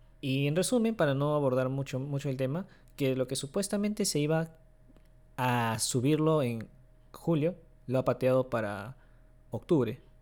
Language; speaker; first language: Spanish; early bilingual, other home language; Japanese